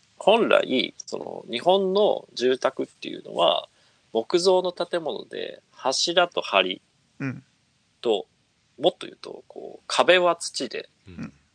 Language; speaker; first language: Japanese; native; Japanese